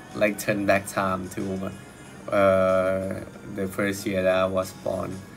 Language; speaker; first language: English; non-native, learner; Thai